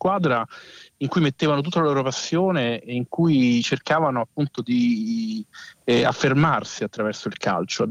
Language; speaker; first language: Italian; native; Italian